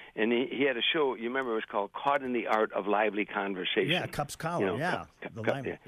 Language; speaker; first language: English; native; English